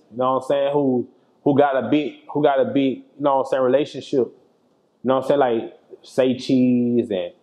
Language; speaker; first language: English; native; English